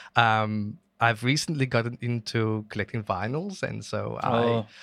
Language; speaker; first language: English; native; English